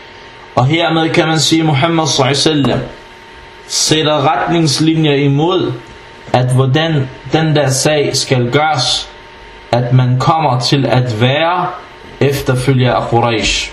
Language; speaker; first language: Danish; non-native, fluent; Arabic